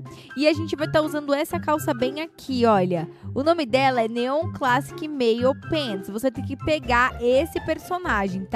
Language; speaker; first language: Portuguese; native; Portuguese